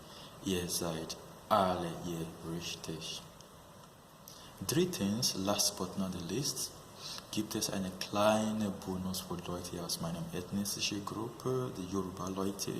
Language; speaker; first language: German; non-native, fluent; Yoruba